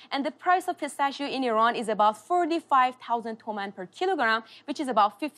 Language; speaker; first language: English; non-native, fluent; Persian